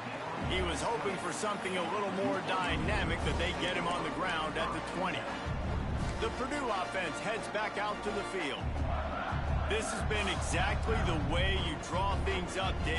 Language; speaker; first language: English; native; English